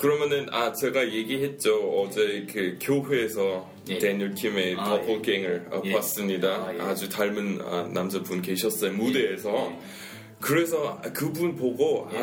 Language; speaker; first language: Korean; non-native, fluent; English